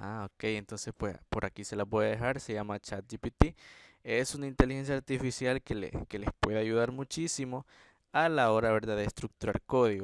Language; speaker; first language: Spanish; native; Spanish